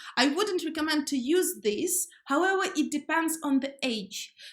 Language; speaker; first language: English; non-native, fluent; Ukrainian